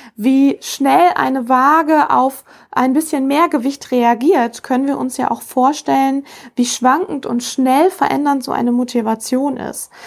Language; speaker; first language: German; native; German